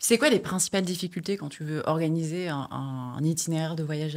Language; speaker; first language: French; native; French